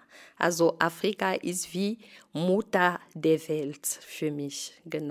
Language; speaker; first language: German; non-native, fluent; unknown